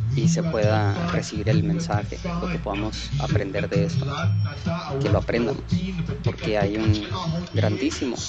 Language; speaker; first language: Spanish; early bilingual, heritage; Spanish